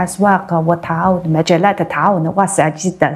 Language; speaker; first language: Arabic; non-native, fluent; Chinese